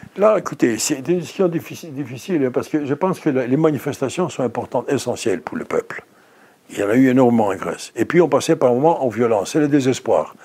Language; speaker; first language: French; non-native, fluent; Greek